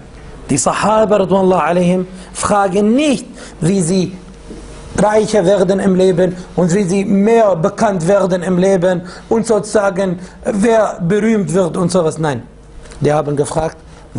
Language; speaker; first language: German; non-native, fluent; Arabic